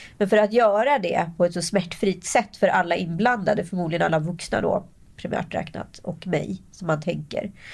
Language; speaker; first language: Swedish; native; Swedish